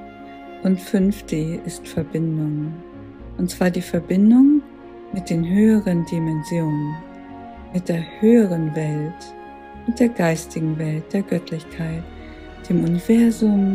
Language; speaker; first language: German; native; German